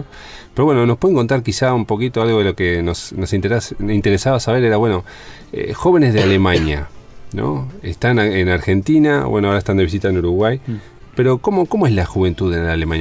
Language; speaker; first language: Spanish; native; Spanish